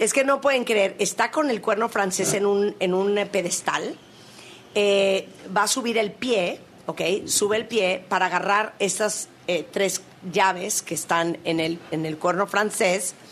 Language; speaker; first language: Spanish; native; Spanish